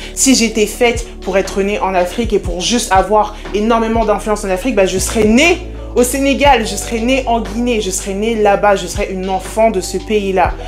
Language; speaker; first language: French; early bilingual, other home language; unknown